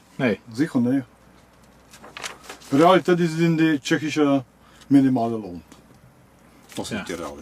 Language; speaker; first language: German; non-native, learner; Czech